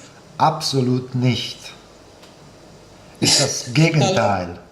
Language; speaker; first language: German; non-native, fluent; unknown